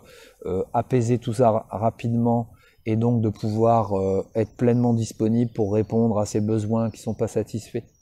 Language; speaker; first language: French; native; French